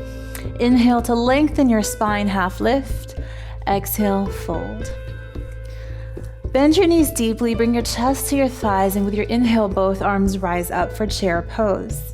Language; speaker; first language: English; native; English